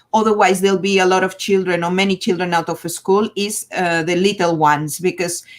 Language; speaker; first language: English; non-native, fluent; Catalan